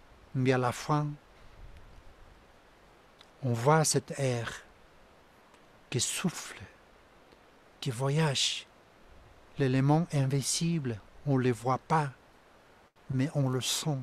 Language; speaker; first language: French; non-native, fluent; Spanish